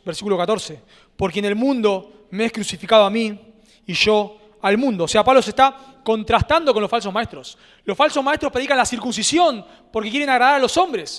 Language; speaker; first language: Spanish; native; Spanish